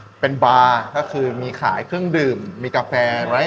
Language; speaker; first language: Thai; native; Thai